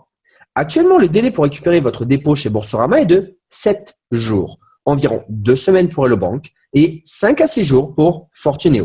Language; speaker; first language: French; native; French